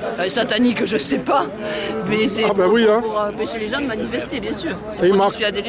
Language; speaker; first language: French; native; French